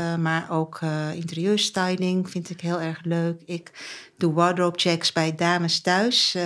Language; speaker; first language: Dutch; early bilingual, other home language; Turkish